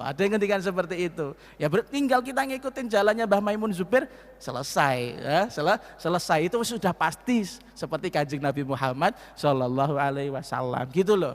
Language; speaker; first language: Indonesian; non-native, local second language; Javanese